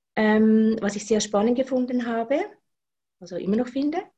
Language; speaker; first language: German; native; German